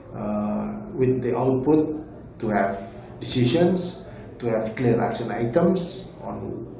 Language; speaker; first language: English; non-native, fluent; Indonesian